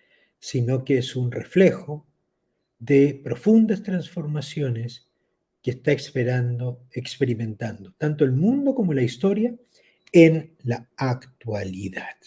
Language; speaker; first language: Spanish; native; Spanish